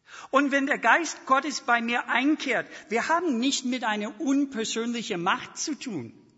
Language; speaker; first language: German; non-native, fluent; English